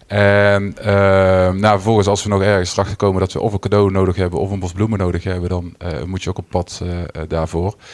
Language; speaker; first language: Dutch; native; Dutch